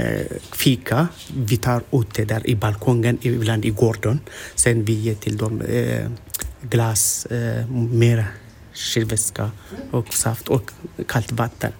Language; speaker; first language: Swedish; non-native, learner; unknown